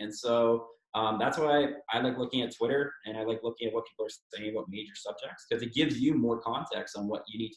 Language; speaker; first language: English; native; English